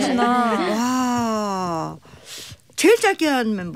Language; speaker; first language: Korean; native; Korean